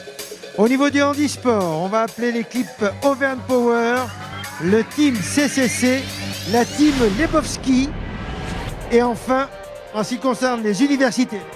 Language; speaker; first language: French; native; French